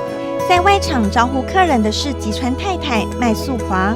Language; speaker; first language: Chinese; native; Chinese